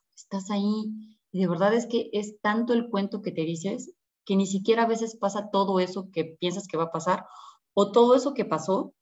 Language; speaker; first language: Spanish; native; Spanish